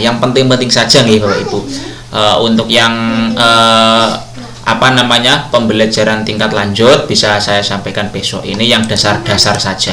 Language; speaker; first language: Indonesian; non-native, local second language; Javanese